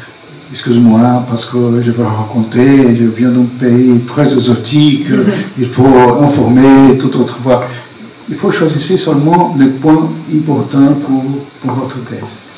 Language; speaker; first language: French; non-native, fluent; Portuguese